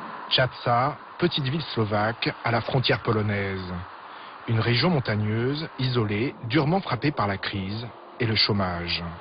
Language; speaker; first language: French; native; French